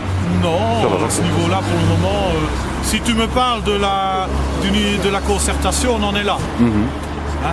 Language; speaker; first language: French; native; French